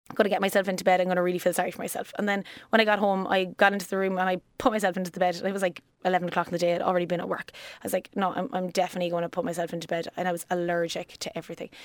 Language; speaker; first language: English; native; English